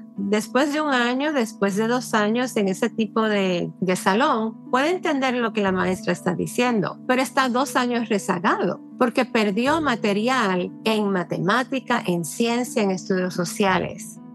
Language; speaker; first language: Spanish; native; Spanish